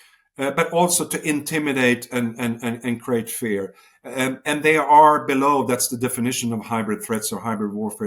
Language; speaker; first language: English; non-native, fluent; Swedish